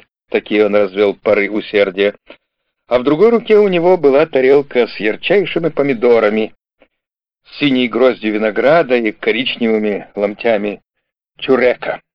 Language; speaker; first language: Russian; native; Russian